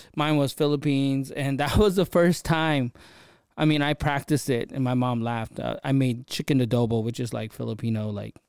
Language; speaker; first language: English; early bilingual, other home language; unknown